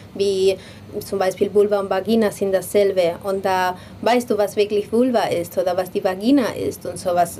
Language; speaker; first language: German; non-native, learner; Spanish